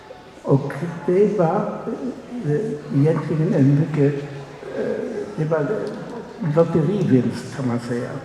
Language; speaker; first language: Swedish; non-native, fluent; German